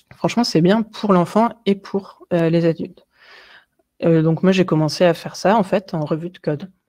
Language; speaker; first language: French; native; French